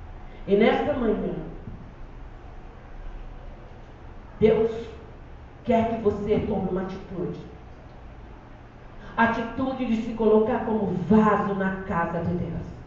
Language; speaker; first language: Portuguese; native; Portuguese